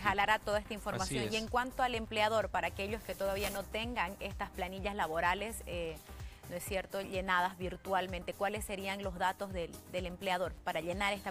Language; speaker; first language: Spanish; native; Spanish